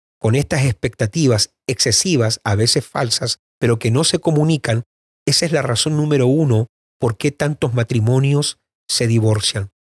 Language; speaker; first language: Spanish; native; Spanish